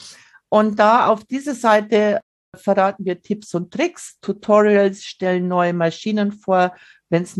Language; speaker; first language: German; native; German